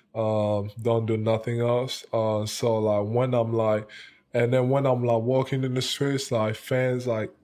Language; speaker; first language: English; non-native, local second language; French